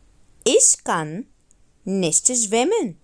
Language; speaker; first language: German; non-native, fluent; Arabic